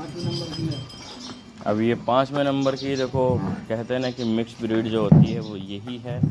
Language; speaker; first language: Hindi; native; Hindi